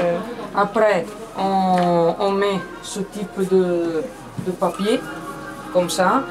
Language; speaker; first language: French; non-native, fluent; Italian